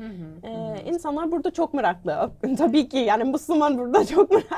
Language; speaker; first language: Turkish; non-native, learner; English